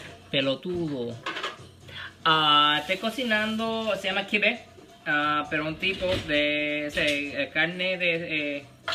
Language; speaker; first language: Spanish; early bilingual, other home language; English